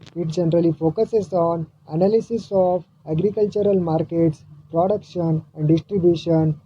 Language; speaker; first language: English; non-native, local second language; Marathi